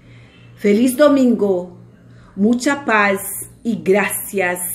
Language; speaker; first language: Spanish; non-native, fluent; Portuguese